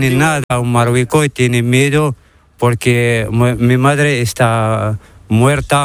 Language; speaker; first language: Spanish; non-native, learner; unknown